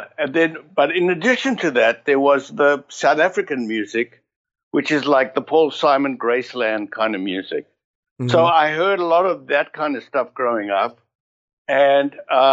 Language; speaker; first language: English; native; English